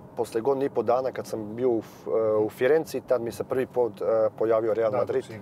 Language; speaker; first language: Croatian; early bilingual, heritage; Serbian